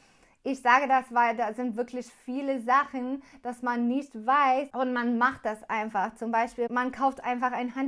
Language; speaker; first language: German; non-native, learner; English